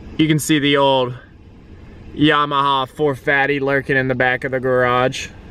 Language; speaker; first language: English; native; English